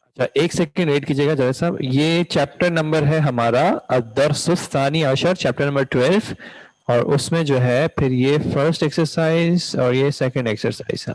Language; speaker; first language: Urdu; native; Urdu